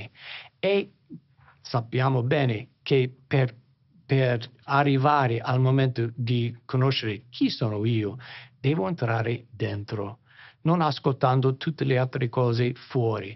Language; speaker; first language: Italian; non-native, fluent; English